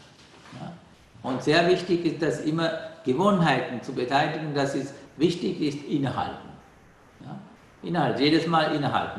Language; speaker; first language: German; non-native, learner; Sinhala